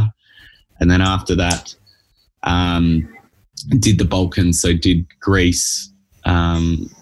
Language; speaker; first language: English; native; English